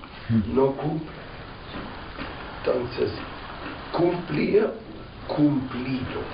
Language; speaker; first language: Spanish; non-native, fluent; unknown